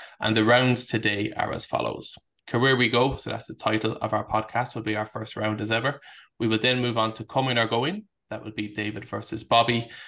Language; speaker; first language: English; native; English